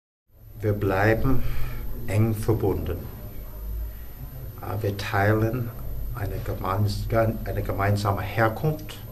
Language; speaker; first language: German; non-native, fluent; English